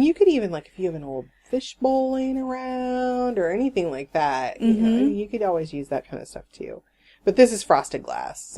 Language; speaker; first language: English; native; English